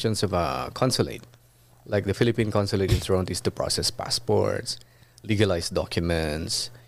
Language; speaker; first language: English; non-native, local second language; Iloko